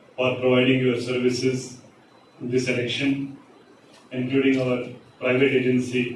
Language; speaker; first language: English; non-native, local second language; Telugu